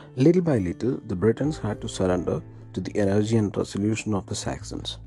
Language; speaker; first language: English; non-native, local second language; Malayalam